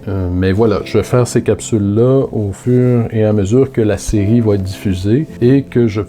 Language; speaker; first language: French; native; French